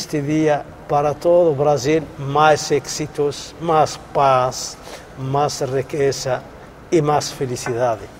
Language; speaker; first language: Spanish; non-native, local second language; Arabic